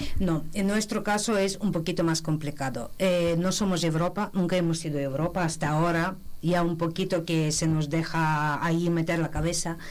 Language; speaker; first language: Spanish; non-native, fluent; Ukrainian